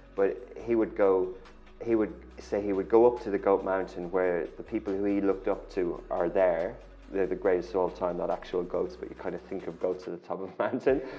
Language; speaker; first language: English; native; English